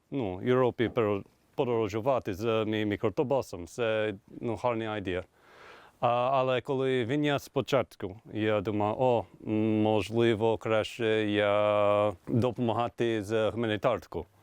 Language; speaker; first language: Ukrainian; non-native, learner; English